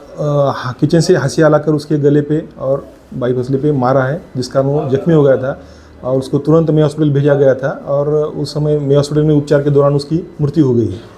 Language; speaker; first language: Hindi; non-native, local second language; Marathi